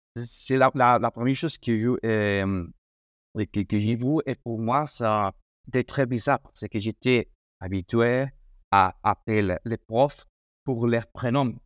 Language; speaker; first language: French; non-native, learner; Spanish